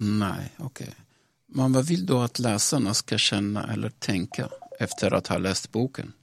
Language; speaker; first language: Swedish; non-native, fluent; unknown